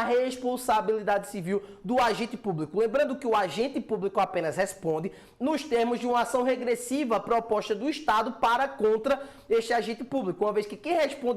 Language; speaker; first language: Portuguese; native; Portuguese